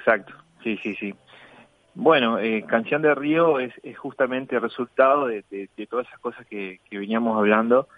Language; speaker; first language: Spanish; native; Spanish